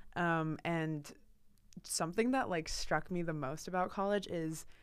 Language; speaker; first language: English; native; English